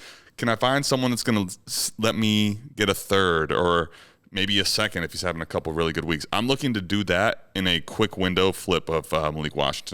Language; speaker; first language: English; native; English